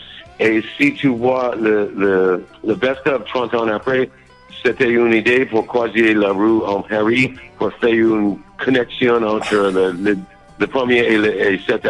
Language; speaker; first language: French; non-native, learner; English